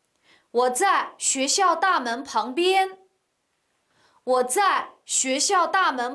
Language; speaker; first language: Chinese; non-native, local second language; Uyghur